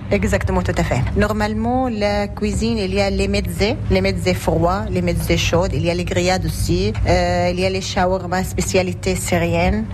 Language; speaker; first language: French; non-native, learner; Arabic